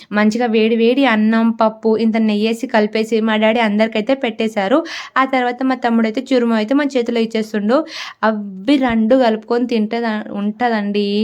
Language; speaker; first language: Telugu; non-native, local second language; Lambadi